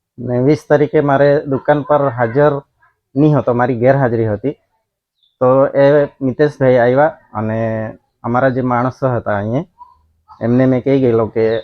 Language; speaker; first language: Gujarati; non-native, local second language; Gamit